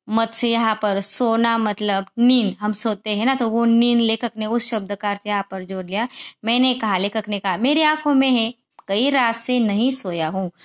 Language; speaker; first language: Hindi; non-native, local second language; Marathi